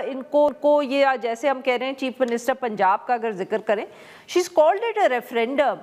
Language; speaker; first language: Urdu; native; Urdu